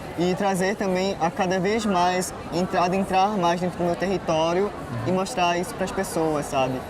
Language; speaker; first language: Portuguese; non-native, local second language; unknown